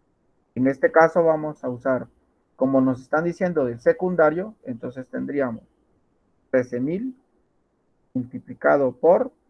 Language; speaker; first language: Spanish; native; Spanish